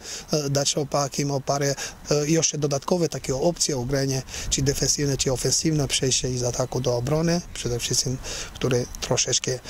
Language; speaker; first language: Polish; non-native, learner; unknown